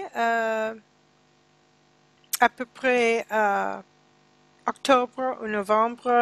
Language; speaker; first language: French; non-native, learner; English